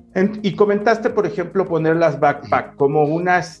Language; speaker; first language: Spanish; native; Spanish